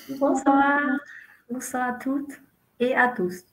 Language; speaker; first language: French; non-native, fluent; Vietnamese